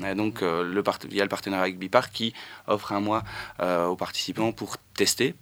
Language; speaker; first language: French; native; French